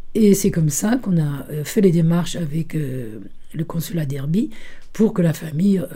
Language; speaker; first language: French; early bilingual, other home language; Italian